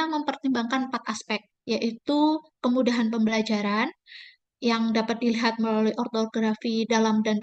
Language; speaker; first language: Indonesian; native; Indonesian